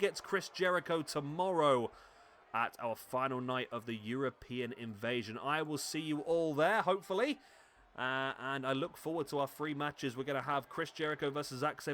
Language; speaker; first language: English; native; English